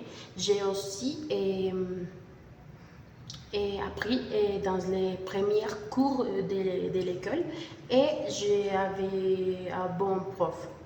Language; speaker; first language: French; non-native, learner; Spanish